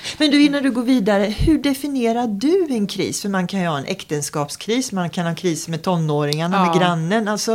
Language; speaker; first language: Swedish; native; Swedish